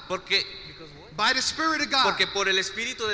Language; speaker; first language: Spanish; native; Spanish